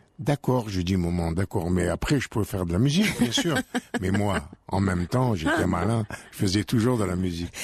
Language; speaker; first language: French; native; French